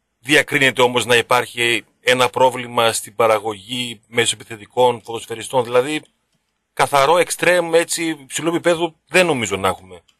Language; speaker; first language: Greek; native; Greek